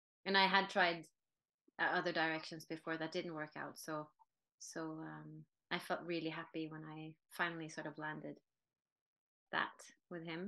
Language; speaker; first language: English; non-native, fluent; Norwegian